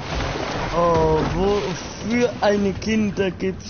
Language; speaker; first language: German; non-native, learner; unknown